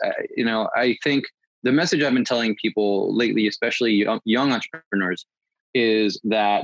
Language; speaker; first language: English; native; English